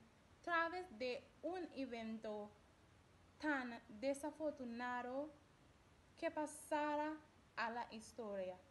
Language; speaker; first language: Spanish; non-native, learner; English